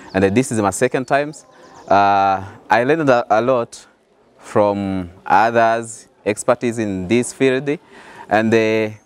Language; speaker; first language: English; non-native, fluent; Rundi